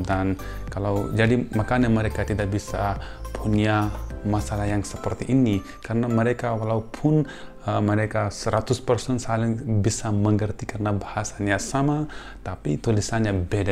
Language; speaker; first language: Indonesian; non-native, fluent; Urdu